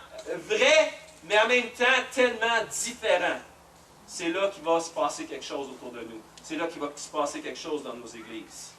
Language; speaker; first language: French; native; French